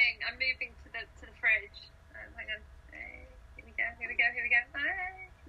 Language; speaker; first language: English; native; English